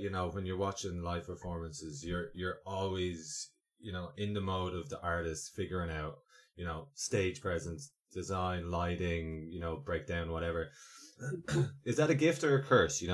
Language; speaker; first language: English; native; English